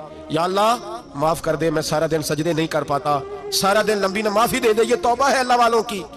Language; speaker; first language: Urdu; non-native, local second language; Punjabi